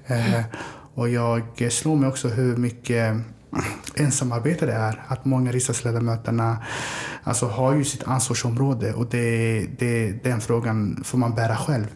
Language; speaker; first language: Swedish; early bilingual, other home language; Somali